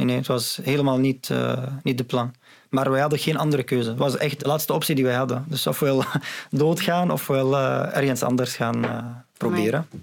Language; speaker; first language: Dutch; non-native, fluent; Arabic